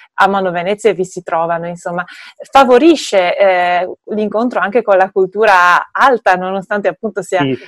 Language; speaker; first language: Italian; native; Italian